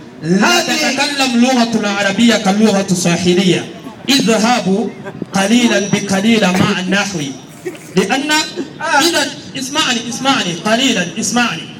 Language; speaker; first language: Arabic; non-native, learner; Swahili